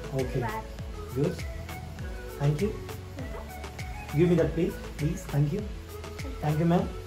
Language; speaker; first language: Telugu; native; Telugu